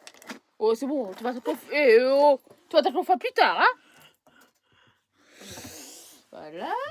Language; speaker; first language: French; native; French